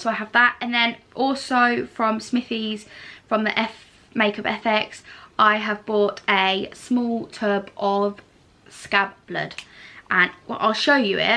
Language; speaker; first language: English; native; English